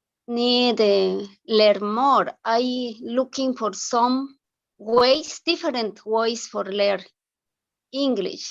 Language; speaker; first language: English; non-native, learner; Spanish